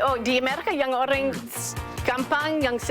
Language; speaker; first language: Indonesian; non-native, learner; English